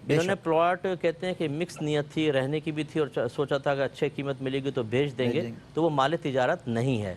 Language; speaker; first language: Urdu; native; Urdu